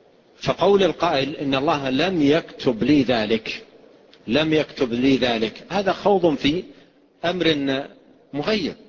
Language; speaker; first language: Arabic; native; Arabic